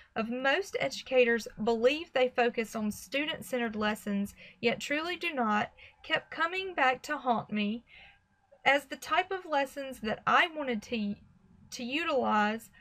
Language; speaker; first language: English; native; English